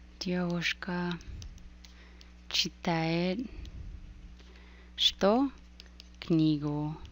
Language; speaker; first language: Russian; non-native, fluent; English